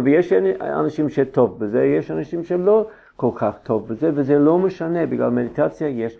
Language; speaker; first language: Hebrew; non-native, fluent; English